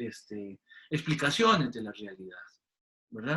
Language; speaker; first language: Spanish; native; Spanish